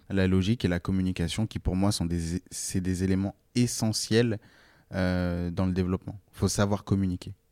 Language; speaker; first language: French; native; French